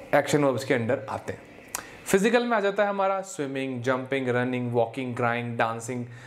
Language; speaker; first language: Hindi; native; Hindi